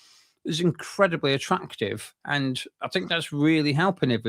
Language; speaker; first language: English; native; English